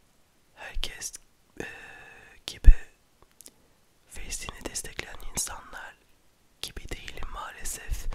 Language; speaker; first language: Turkish; early bilingual, heritage; French